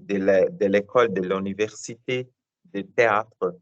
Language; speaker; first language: French; non-native, learner; Portuguese